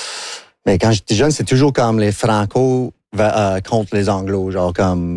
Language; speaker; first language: French; non-native, local second language; English